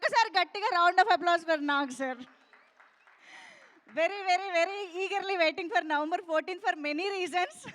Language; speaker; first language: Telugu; native; Telugu